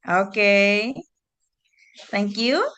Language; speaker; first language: English; non-native, fluent; Indonesian